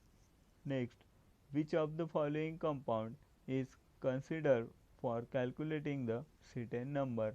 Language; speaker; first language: English; non-native, local second language; Marathi